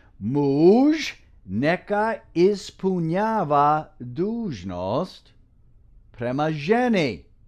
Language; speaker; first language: Croatian; early bilingual, heritage; Croatian